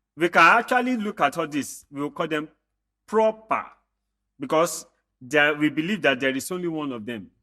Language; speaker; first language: English; non-native, local second language; Yoruba